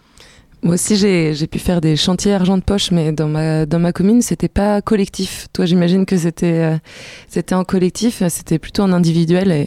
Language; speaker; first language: French; native; French